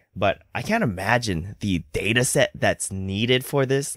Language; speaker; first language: English; native; English